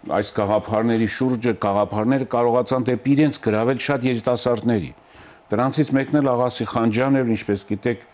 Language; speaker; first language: Armenian; native; Armenian